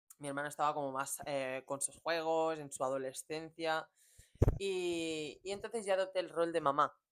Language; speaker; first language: Spanish; early bilingual, other home language; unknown